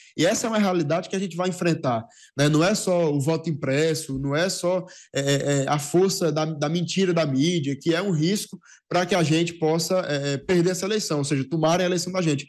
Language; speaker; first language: Portuguese; native; Portuguese